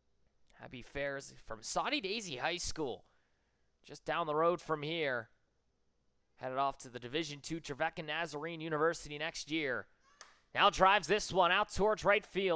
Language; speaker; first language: English; native; English